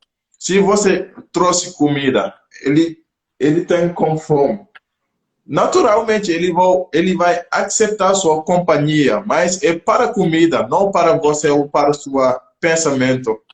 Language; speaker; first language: Portuguese; non-native, local second language; French